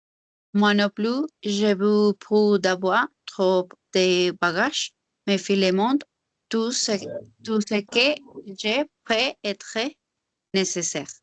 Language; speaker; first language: French; non-native, learner; Spanish